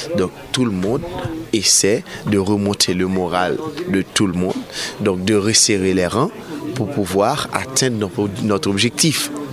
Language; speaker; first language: French; non-native, local second language; Haitian Creole